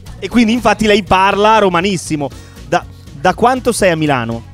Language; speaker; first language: Italian; native; Italian